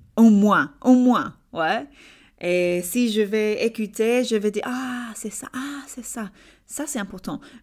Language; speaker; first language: French; non-native, learner; English